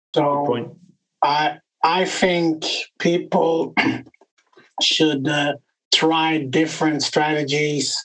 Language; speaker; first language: English; non-native, fluent; Swedish